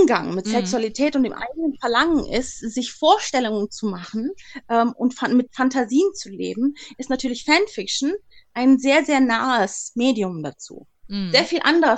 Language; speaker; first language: German; native; German